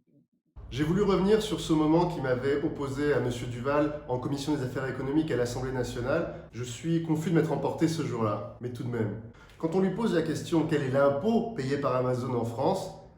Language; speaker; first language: French; native; French